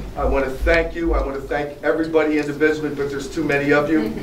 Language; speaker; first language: English; native; English